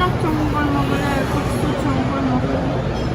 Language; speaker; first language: Korean; non-native, fluent; Romanian